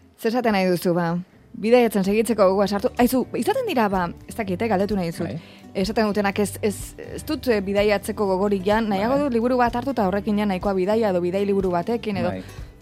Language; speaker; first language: Basque; native; Basque